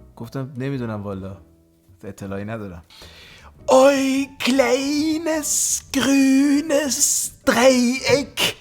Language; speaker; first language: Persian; early bilingual, heritage; Persian